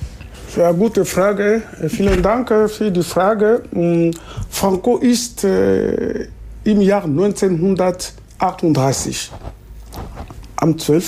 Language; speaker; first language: German; non-native, fluent; Lingala